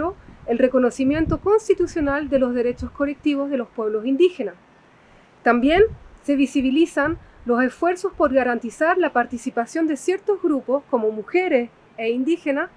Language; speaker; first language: Spanish; native; Spanish